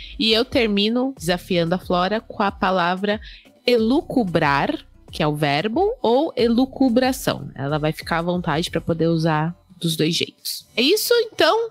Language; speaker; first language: Portuguese; native; Portuguese